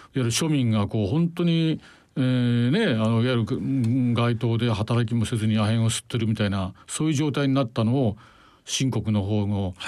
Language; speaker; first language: Japanese; native; Japanese